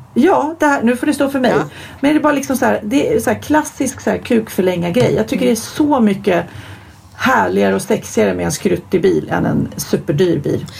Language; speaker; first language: Swedish; native; Swedish